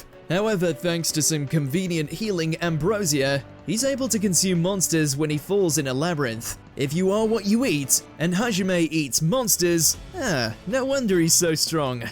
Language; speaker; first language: English; native; English